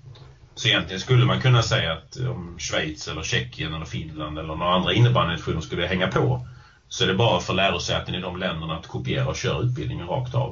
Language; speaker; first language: Swedish; native; Swedish